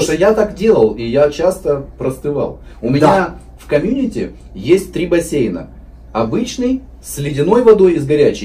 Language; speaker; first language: Russian; native; Russian